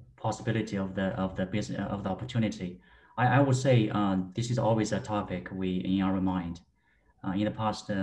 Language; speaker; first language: English; non-native, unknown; Chinese